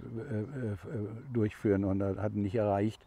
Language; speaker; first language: German; non-native, fluent; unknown